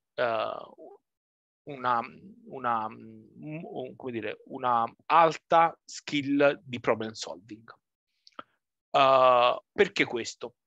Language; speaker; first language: Italian; native; Italian